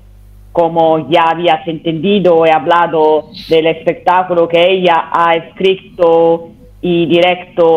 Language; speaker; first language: Spanish; non-native, learner; Italian